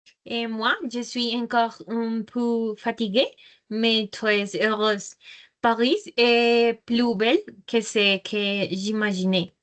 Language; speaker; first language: French; non-native, learner; Spanish